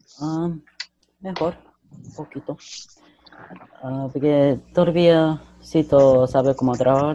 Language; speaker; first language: Spanish; early bilingual, other home language; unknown